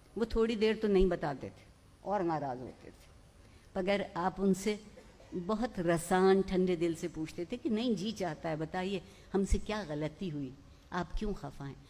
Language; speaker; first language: Urdu; non-native, local second language; Punjabi